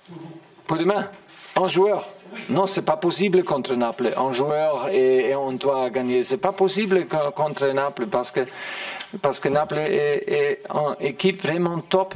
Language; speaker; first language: French; non-native, fluent; German